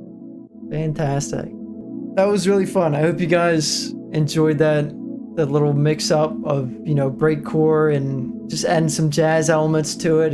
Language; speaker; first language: English; native; English